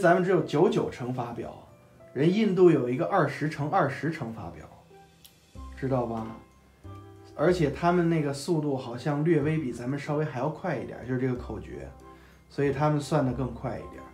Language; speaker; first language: Chinese; native; Chinese